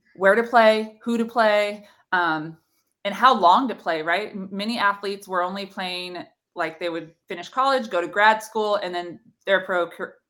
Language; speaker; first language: English; native; English